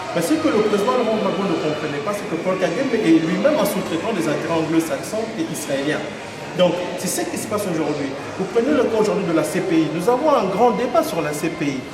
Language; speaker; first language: French; non-native, local second language; Lingala